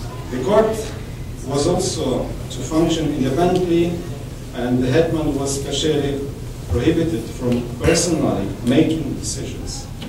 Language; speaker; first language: English; non-native, fluent; Ukrainian